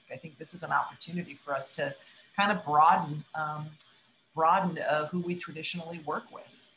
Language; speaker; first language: English; native; English